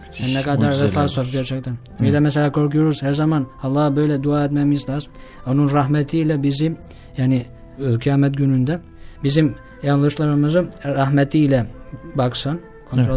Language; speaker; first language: Turkish; non-native, learner; Albanian